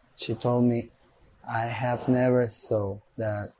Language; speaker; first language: English; non-native, learner; Spanish